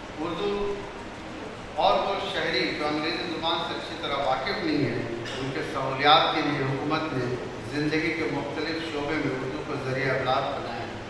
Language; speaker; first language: Urdu; native; Urdu